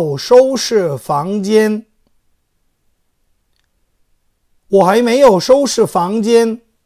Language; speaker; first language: Chinese; non-native, fluent; Korean